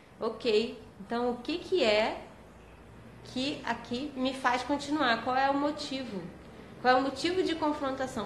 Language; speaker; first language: Portuguese; native; Portuguese